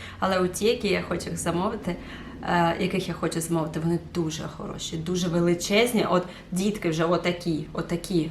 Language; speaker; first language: Ukrainian; non-native, local second language; Russian